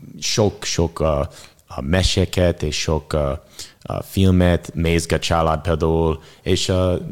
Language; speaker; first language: Hungarian; non-native, learner; English